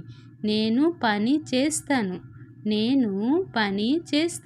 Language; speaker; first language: Telugu; non-native, local second language; Odia